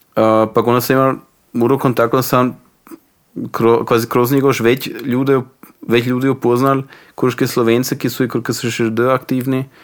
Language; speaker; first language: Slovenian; non-native, learner; Croatian